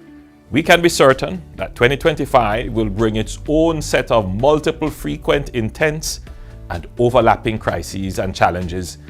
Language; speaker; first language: English; native; English